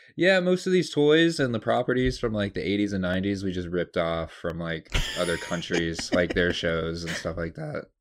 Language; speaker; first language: English; native; English